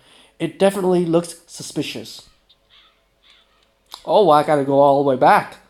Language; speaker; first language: English; native; English